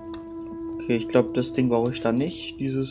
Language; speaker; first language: German; native; German